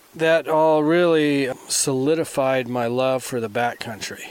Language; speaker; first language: English; native; English